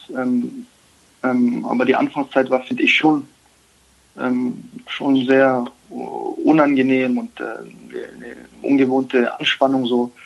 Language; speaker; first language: German; native; German